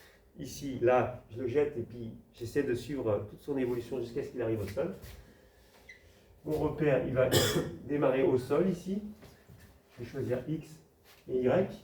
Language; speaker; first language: French; native; French